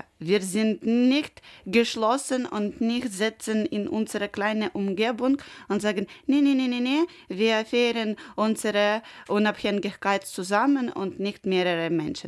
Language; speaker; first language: German; non-native, learner; Ukrainian